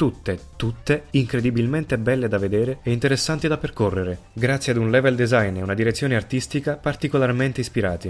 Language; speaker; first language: Italian; native; Italian